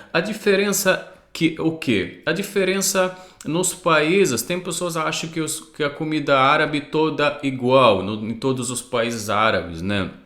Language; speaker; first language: Portuguese; non-native, fluent; Arabic